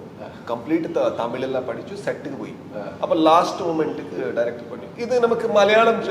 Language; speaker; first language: Malayalam; non-native, learner; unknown